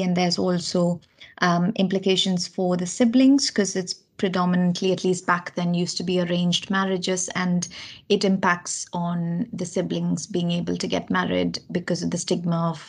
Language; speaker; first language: English; non-native, local second language; Malayalam